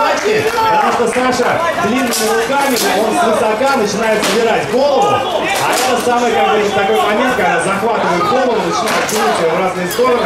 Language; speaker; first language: Russian; native; Russian